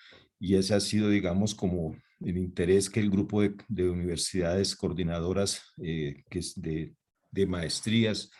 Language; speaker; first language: Spanish; native; Spanish